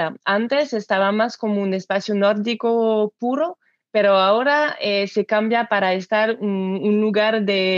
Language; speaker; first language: Spanish; non-native, learner; French